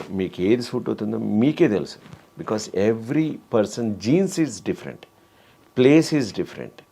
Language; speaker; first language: Telugu; native; Telugu